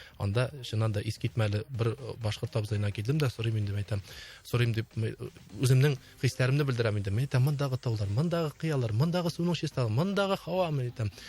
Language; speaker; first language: Tatar; native; Tatar